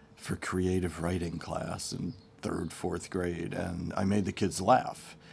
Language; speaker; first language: English; native; English